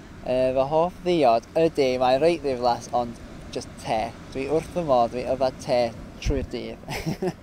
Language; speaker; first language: Welsh; non-native, fluent; English